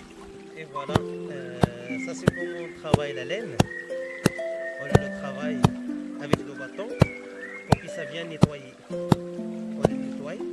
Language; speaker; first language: French; non-native, local second language; Arabic